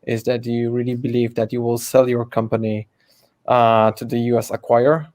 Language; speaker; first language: English; non-native, fluent; Polish